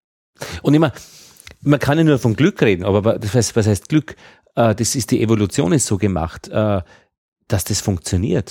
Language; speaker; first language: German; native; German